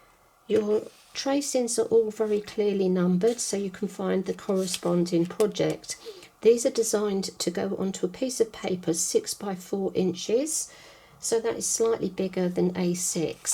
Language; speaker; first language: English; native; English